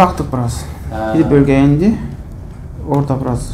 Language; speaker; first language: Turkish; non-native, learner; Arabic